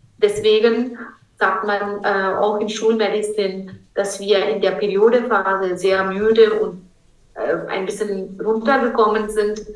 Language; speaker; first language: German; non-native, fluent; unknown